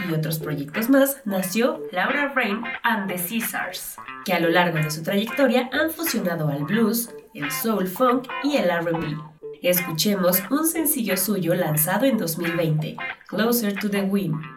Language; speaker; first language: Spanish; native; Spanish